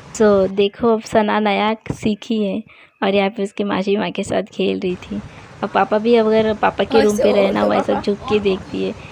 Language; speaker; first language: Hindi; non-native, local second language; Bangla